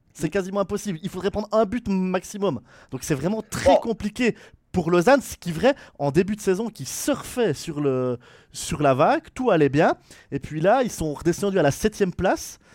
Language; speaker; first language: French; native; French